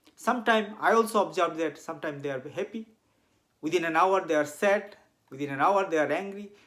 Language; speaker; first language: English; non-native, local second language; Bangla